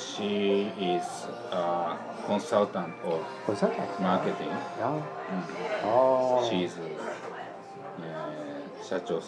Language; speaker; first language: English; non-native, learner; Japanese